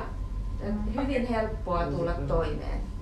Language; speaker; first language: Finnish; native; Finnish